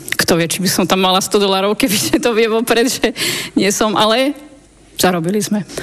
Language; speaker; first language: Slovak; native; Slovak